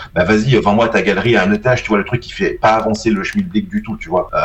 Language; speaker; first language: French; native; French